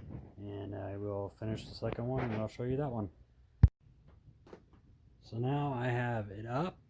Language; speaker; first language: English; native; English